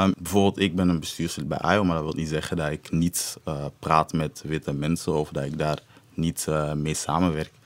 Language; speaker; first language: Dutch; early bilingual, other home language; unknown